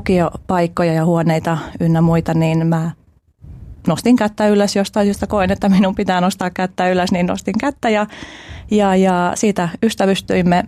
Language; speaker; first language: Finnish; early bilingual, other home language; Albanian